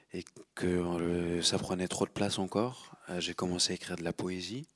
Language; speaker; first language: French; native; French